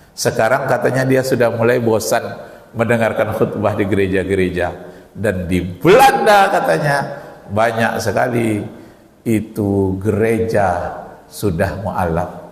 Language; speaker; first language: Indonesian; native; Indonesian